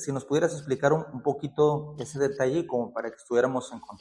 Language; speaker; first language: Spanish; native; Spanish